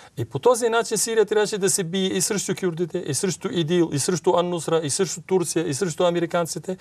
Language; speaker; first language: Bulgarian; non-native, fluent; Arabic